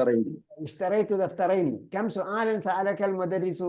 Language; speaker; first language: Arabic; non-native, learner; Malayalam